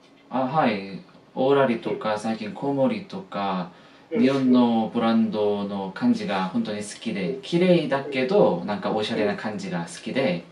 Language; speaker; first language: Japanese; non-native, fluent; Korean